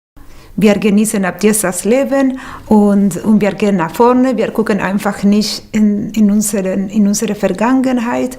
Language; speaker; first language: German; non-native, fluent; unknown